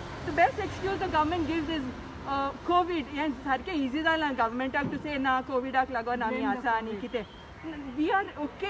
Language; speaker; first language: English; non-native, local second language; Konkani